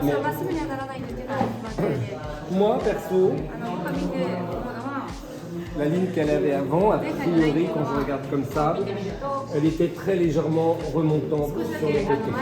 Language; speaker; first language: French; native; French